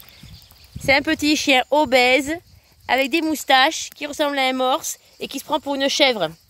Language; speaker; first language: French; native; French